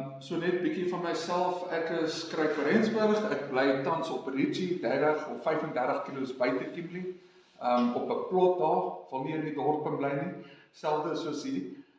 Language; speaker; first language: Afrikaans; non-native, local second language; English